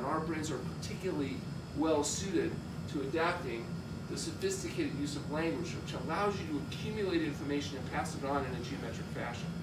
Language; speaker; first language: English; native; English